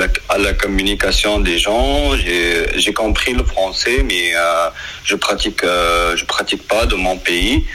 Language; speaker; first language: French; non-native, local second language; Arabic